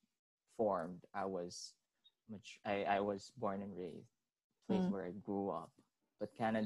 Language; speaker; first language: English; non-native, local second language; Filipino